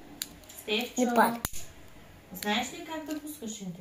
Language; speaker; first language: Bulgarian; native; Bulgarian